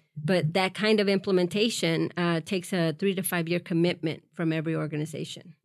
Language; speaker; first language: English; early bilingual, other home language; Spanish